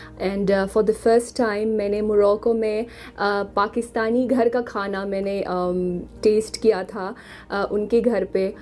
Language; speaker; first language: Urdu; non-native, fluent; Arabic